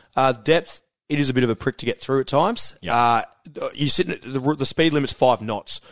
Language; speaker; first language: English; native; English